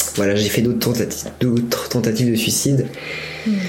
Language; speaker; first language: French; native; French